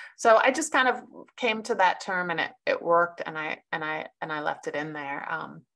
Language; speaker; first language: English; native; English